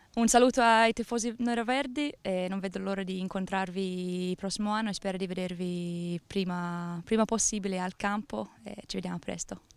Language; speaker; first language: Italian; non-native, fluent; English